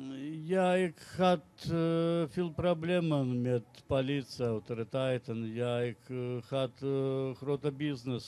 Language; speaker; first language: Dutch; non-native, learner; Russian